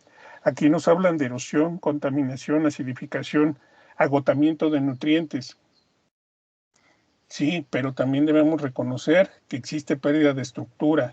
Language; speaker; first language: Spanish; native; Spanish